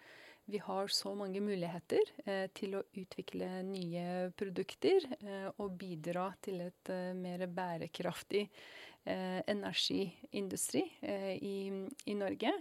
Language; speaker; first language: Norwegian; non-native, fluent; Persian